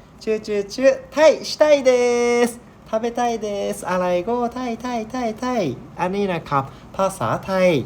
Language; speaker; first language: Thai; non-native, learner; Japanese